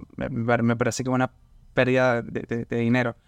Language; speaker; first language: Spanish; native; Spanish